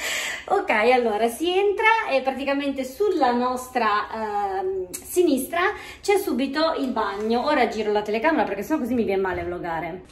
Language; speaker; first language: Italian; native; Italian